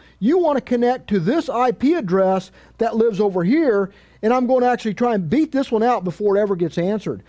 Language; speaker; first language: English; native; English